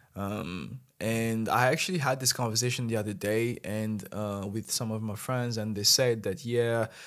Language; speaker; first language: English; non-native, fluent; Malagasy